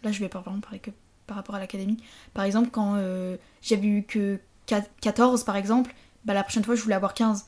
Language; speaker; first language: French; native; French